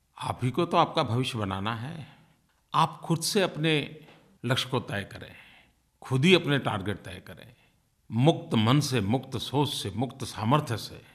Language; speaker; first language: Hindi; non-native, local second language; Gujarati